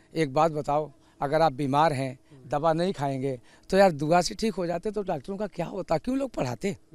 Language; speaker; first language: Hindi; native; Hindi